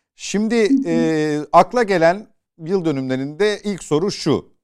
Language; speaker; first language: Turkish; native; Turkish